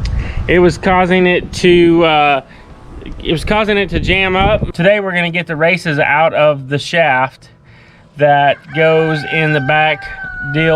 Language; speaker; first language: English; native; English